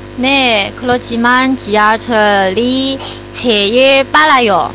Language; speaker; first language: Korean; non-native, learner; Chinese